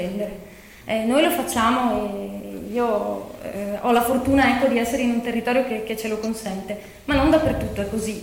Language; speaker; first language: Italian; native; Italian